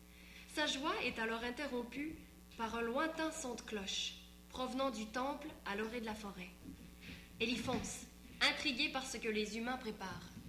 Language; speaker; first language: French; native; French